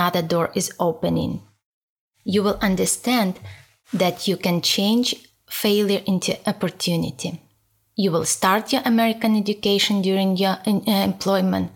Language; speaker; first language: English; non-native, fluent; Ukrainian